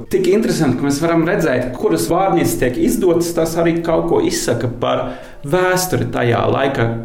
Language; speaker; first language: Latvian; non-native, fluent; Norwegian